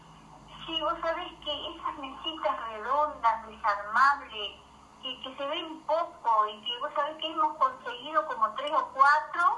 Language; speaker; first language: Spanish; native; Spanish